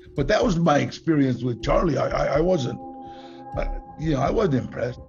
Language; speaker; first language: English; native; English